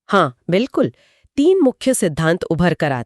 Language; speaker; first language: Hindi; native; Hindi